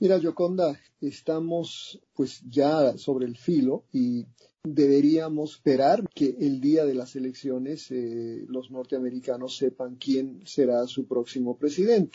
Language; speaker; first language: Spanish; native; Spanish